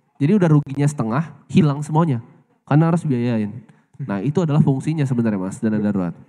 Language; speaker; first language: Indonesian; native; Indonesian